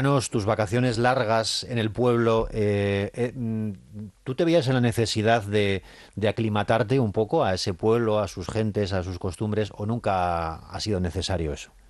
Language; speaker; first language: Spanish; native; Spanish